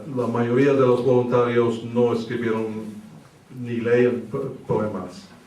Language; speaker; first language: Spanish; early bilingual, heritage; English